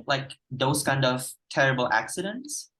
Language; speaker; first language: English; non-native, fluent; Indonesian